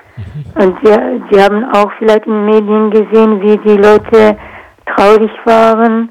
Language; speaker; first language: German; non-native, learner; Kurdish